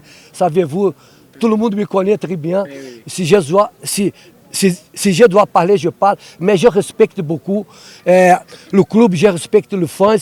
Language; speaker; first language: French; non-native, learner; Portuguese